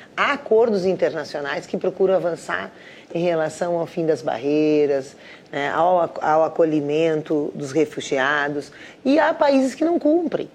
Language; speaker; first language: Portuguese; native; Portuguese